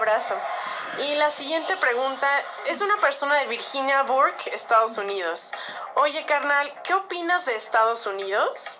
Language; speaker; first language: Spanish; native; Spanish